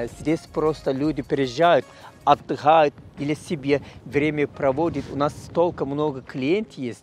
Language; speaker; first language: Russian; non-native, learner; Turkish